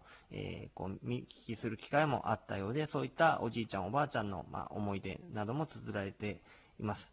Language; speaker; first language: Japanese; native; Japanese